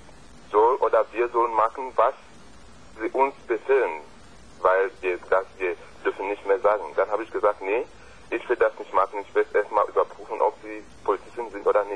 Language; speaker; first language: German; non-native, fluent; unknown